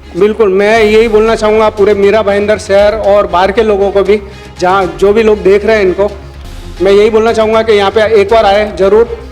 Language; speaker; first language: Hindi; native; Hindi